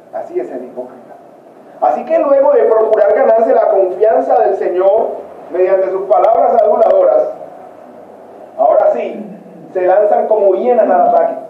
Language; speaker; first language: Spanish; native; Spanish